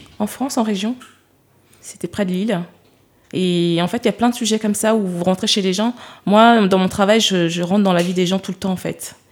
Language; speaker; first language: French; early bilingual, other home language; Lingala